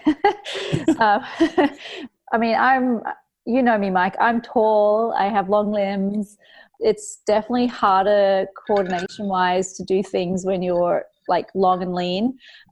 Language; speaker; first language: English; native; English